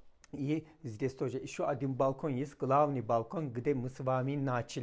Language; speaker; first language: Russian; non-native, learner; Turkish